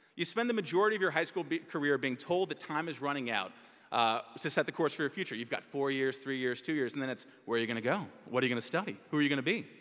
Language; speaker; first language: English; native; English